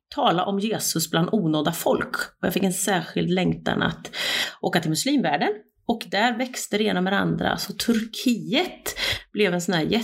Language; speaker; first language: Swedish; native; Swedish